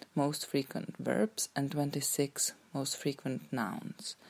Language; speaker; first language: English; non-native, fluent; Czech